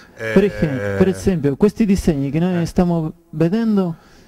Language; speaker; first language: Italian; non-native, learner; Spanish